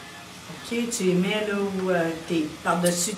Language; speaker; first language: French; native; French